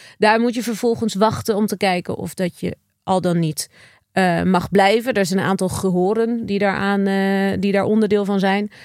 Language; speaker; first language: Dutch; native; Dutch